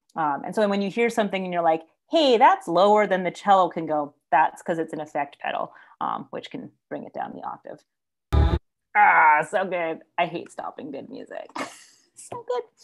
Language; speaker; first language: English; native; English